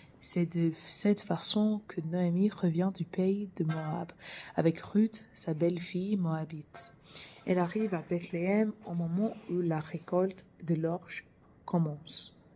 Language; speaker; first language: French; non-native, learner; English